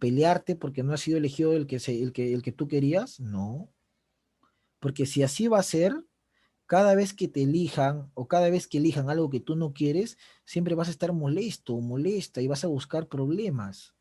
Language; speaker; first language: Spanish; native; Spanish